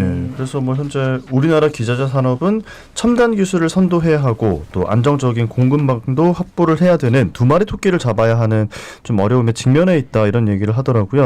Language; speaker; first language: Korean; native; Korean